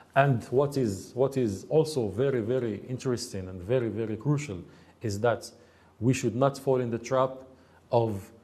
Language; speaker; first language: English; non-native, fluent; Arabic